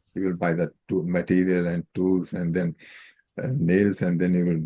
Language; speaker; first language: English; non-native, local second language; Hindi